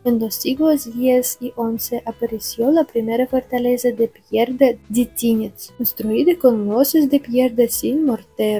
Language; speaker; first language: Spanish; non-native, fluent; Russian